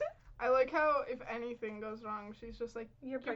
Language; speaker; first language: English; native; English